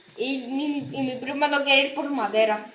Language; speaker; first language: Spanish; native; Spanish